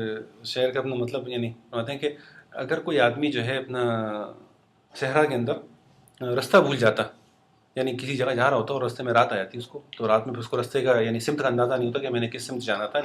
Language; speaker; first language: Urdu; non-native, fluent; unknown